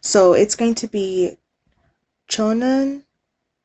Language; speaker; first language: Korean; non-native, learner; English